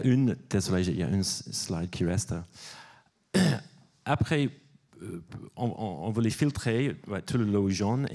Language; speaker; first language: French; non-native, fluent; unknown